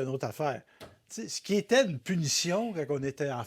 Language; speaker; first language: French; native; French